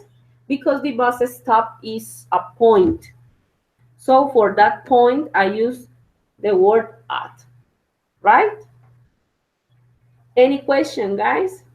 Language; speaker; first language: English; non-native, fluent; Spanish